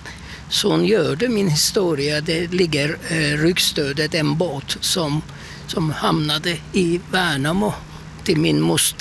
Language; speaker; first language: Swedish; non-native, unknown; Turkish